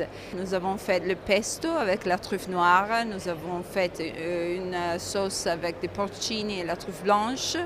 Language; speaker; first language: French; non-native, fluent; Italian